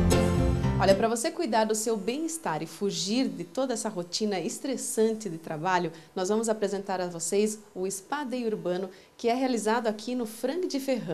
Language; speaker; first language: Portuguese; native; Portuguese